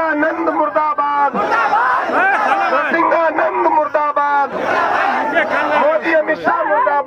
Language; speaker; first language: Hindi; native; Hindi